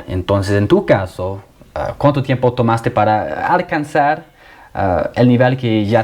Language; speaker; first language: Spanish; non-native, fluent; English